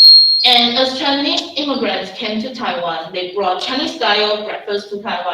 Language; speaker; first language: English; non-native, fluent; Chinese